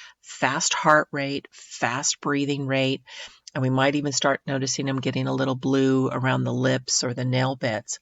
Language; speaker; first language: English; native; English